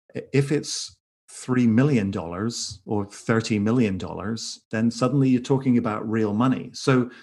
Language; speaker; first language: English; native; English